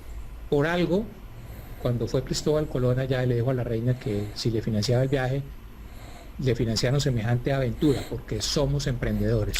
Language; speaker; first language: Spanish; native; Spanish